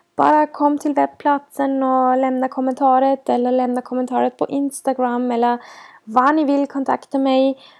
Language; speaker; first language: Swedish; non-native, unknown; German